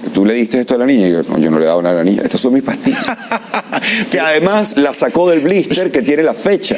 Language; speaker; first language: Spanish; native; Spanish